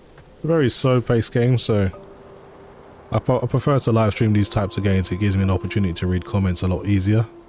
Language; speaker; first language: English; native; English